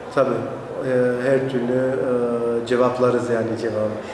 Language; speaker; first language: Turkish; early bilingual, heritage; Turkish